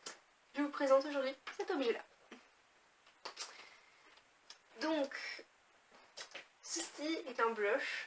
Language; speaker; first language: French; native; French